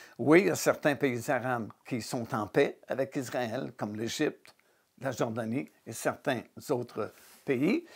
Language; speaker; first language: French; native; French